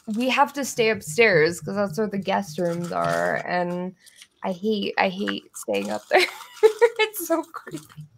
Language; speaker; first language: English; native; English